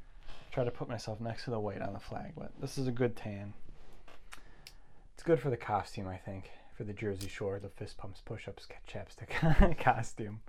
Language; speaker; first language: English; native; English